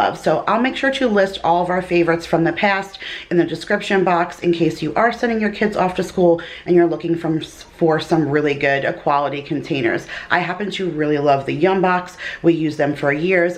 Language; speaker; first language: English; native; English